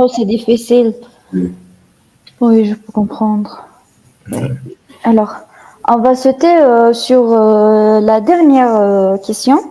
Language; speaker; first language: French; non-native, fluent; Arabic